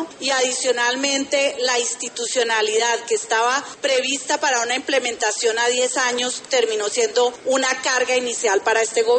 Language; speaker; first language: Spanish; native; Spanish